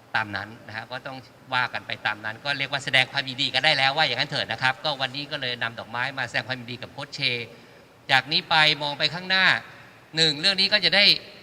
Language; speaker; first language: Thai; native; Thai